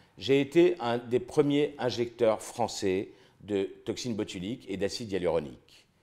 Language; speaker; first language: French; native; French